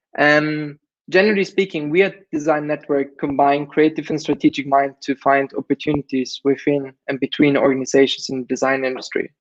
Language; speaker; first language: English; non-native, fluent; German